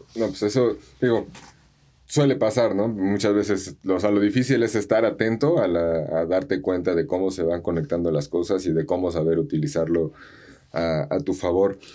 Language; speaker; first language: Spanish; native; Spanish